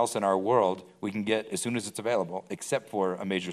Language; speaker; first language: English; native; English